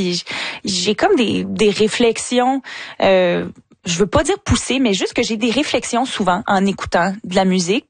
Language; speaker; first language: French; native; French